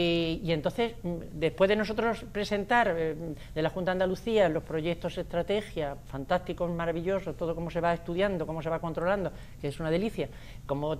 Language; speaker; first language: Spanish; native; Spanish